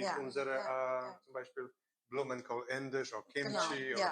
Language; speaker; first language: German; non-native, learner; Korean